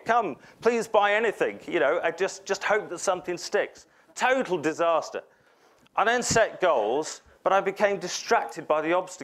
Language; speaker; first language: English; native; English